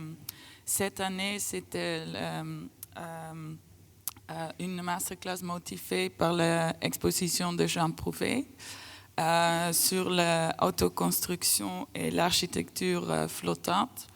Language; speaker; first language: French; non-native, fluent; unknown